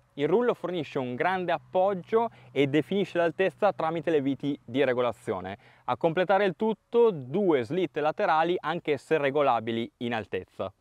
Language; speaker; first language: Italian; native; Italian